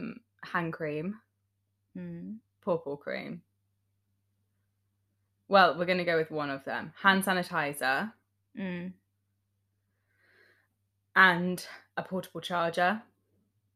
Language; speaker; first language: English; native; English